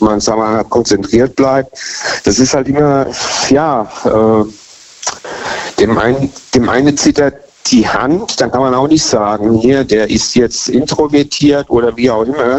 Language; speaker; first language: German; native; German